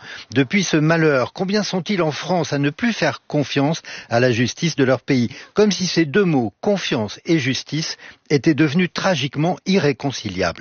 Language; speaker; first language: French; native; French